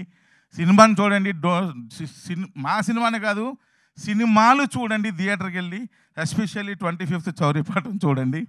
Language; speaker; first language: Telugu; native; Telugu